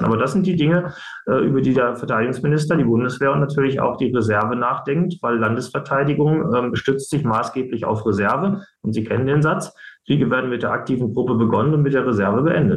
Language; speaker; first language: German; native; German